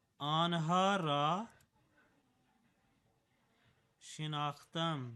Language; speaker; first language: Persian; non-native, fluent; Urdu